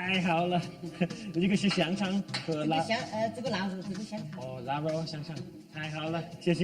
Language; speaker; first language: Chinese; non-native, learner; English